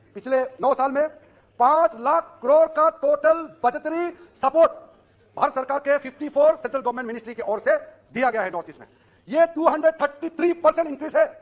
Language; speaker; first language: Hindi; non-native, local second language; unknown